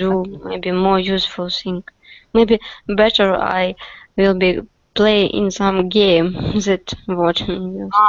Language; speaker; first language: English; non-native, learner; Russian